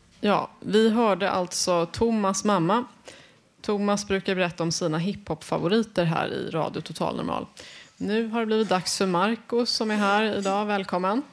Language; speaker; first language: Swedish; native; Swedish